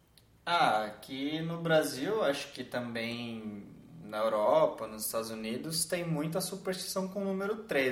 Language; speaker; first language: Portuguese; native; Portuguese